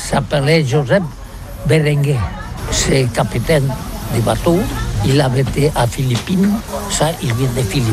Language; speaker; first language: French; non-native, learner; Catalan